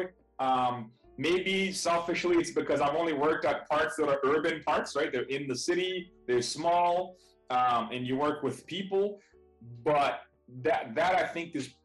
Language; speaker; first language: English; non-native, fluent; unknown